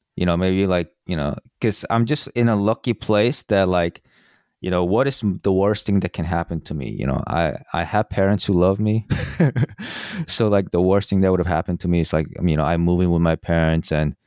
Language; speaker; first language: English; early bilingual, other home language; Korean